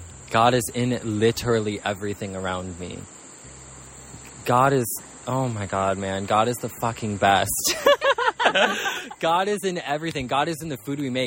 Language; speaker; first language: English; native; English